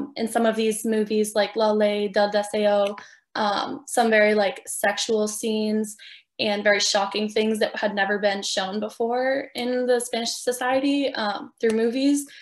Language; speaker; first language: English; native; English